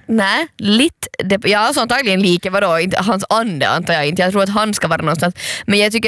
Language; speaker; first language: Swedish; native; Swedish